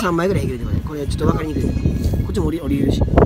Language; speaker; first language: Japanese; native; Japanese